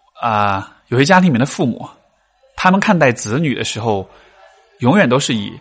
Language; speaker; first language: Chinese; native; Chinese